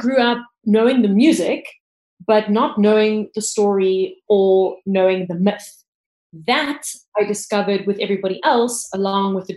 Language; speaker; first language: English; native; English